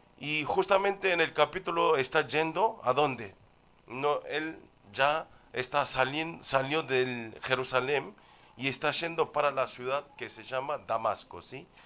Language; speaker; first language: Spanish; non-native, fluent; Korean